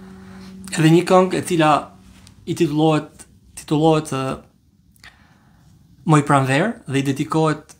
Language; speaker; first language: Albanian; native; Albanian